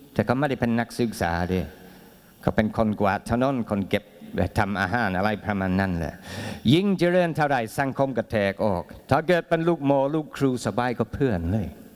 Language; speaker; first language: Thai; non-native, fluent; English